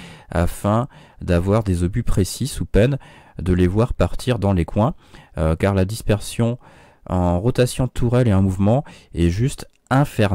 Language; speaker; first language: French; native; French